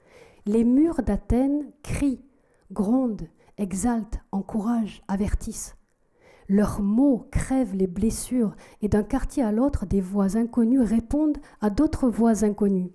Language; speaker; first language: French; native; French